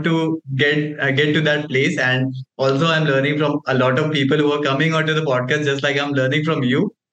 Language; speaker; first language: English; non-native, local second language; Hindi